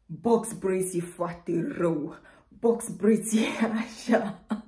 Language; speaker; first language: Romanian; non-native, learner; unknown